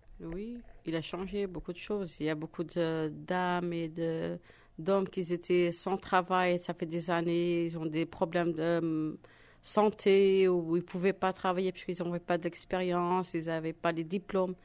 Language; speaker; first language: French; non-native, learner; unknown